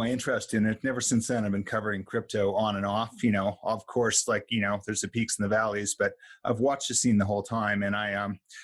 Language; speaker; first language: English; native; English